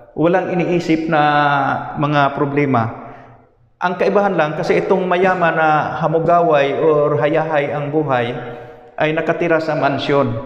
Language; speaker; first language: Filipino; non-native, local second language; Cebuano